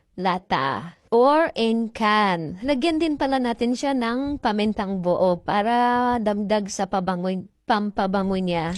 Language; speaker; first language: Filipino; non-native, local second language; Bikol